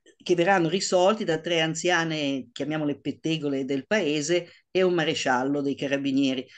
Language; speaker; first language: Italian; native; Italian